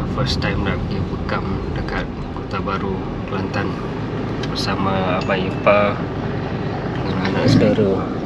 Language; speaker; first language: Malay; non-native, fluent; Western Cham